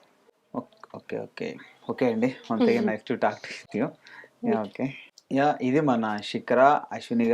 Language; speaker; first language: Telugu; native; Telugu